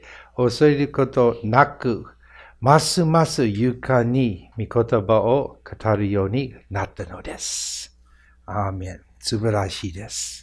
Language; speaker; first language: Japanese; non-native, fluent; English